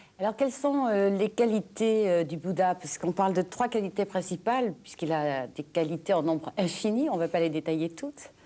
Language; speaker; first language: French; native; French